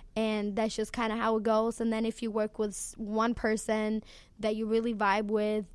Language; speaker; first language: English; non-native, fluent; Swedish